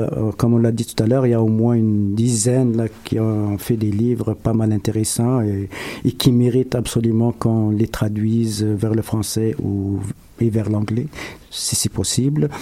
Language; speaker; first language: French; non-native, local second language; Arabic